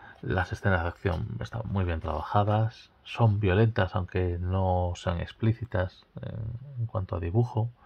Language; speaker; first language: Spanish; native; Spanish